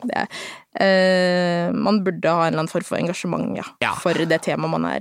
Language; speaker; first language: Norwegian; early bilingual, other home language; Filipino